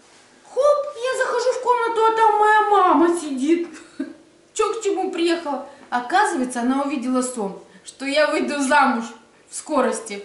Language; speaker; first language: Russian; native; Russian